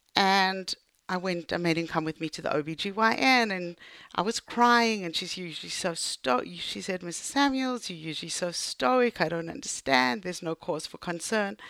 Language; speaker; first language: English; native; English